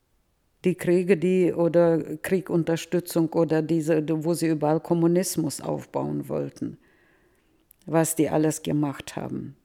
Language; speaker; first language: German; early bilingual, heritage; Russian